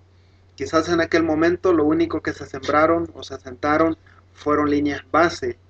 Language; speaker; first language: Spanish; native; Spanish